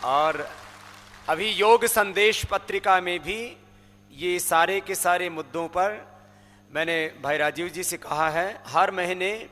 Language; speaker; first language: Hindi; native; Hindi